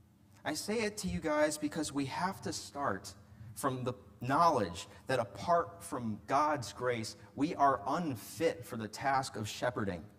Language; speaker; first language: English; native; English